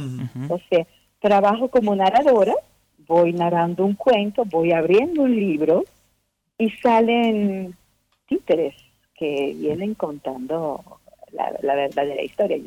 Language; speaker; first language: Spanish; non-native, fluent; French